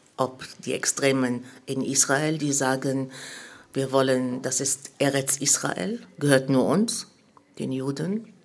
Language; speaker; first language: German; early bilingual, other home language; Arabic